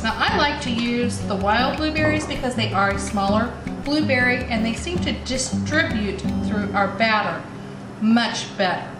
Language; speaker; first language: English; native; English